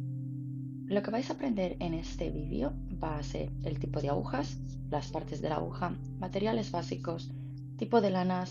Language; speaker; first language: Spanish; native; Spanish